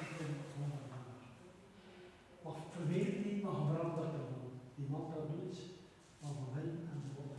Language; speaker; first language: Dutch; native; Dutch